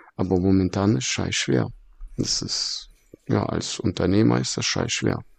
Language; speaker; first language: German; early bilingual, other home language; Russian